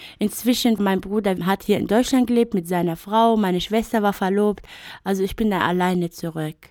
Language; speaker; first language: German; non-native, fluent; Arabic